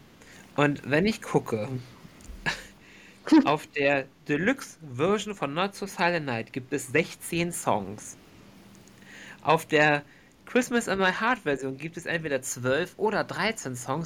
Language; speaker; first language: German; native; German